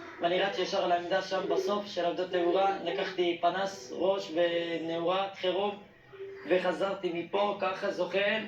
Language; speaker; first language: Hebrew; non-native, local second language; Arabic